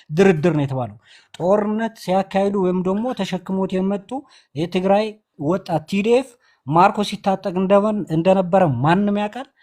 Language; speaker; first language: Amharic; non-native, local second language; Tigrinya